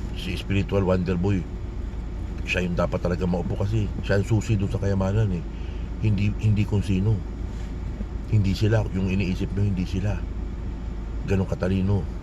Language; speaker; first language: Filipino; native; Filipino